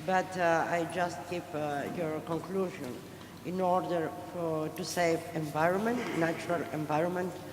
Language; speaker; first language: English; non-native, fluent; Greek